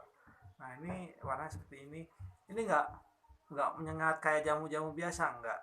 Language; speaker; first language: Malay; non-native, local second language; Sundanese